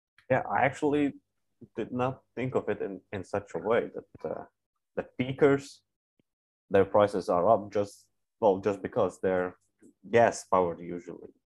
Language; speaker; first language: English; non-native, fluent; Latvian